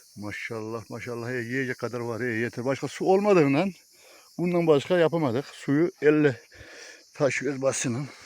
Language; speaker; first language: Turkish; native; Turkish